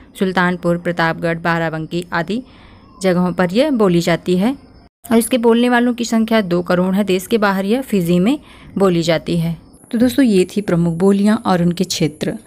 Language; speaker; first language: Hindi; native; Hindi